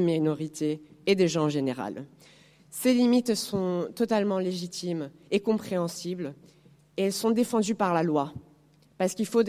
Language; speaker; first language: French; non-native, fluent; Spanish